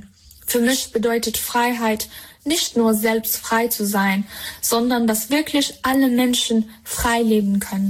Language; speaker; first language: German; non-native, fluent; Persian